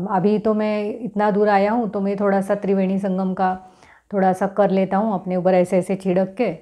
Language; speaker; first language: Hindi; non-native, local second language; Marathi